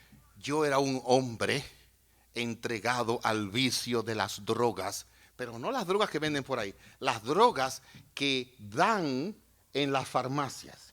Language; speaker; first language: Spanish; native; Spanish